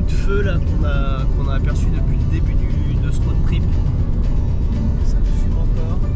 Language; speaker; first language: French; native; French